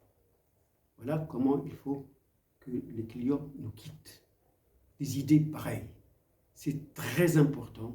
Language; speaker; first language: French; non-native, local second language; Arabic